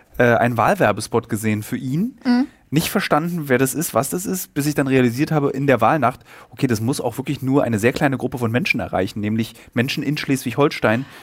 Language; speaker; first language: German; native; German